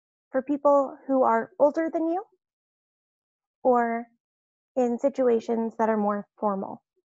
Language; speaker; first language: English; native; English